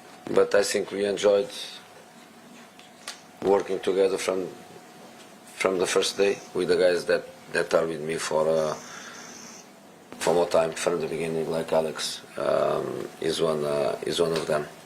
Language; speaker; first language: English; non-native, fluent; Portuguese